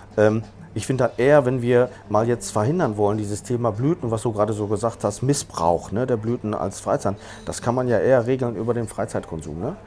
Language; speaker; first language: German; early bilingual, other home language; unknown